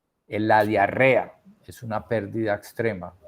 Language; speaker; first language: Spanish; native; Spanish